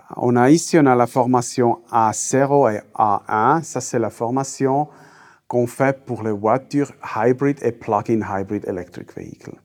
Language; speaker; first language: French; non-native, local second language; Swiss German